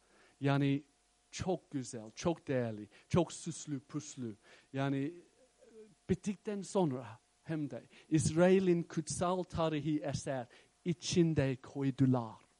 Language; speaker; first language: Turkish; non-native, fluent; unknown